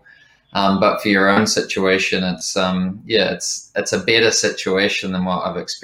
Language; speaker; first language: English; native; English